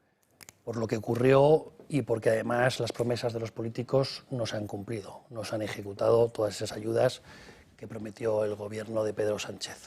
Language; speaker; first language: Spanish; native; Spanish